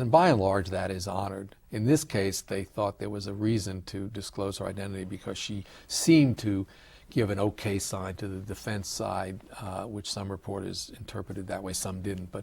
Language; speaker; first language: English; native; English